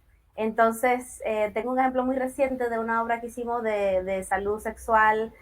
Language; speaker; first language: Spanish; native; Spanish